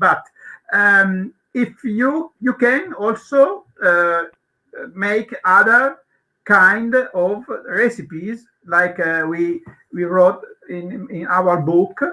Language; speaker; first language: English; non-native, learner; Italian